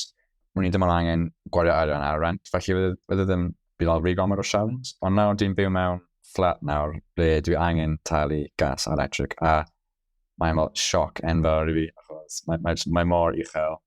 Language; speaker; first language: Welsh; non-native, local second language; English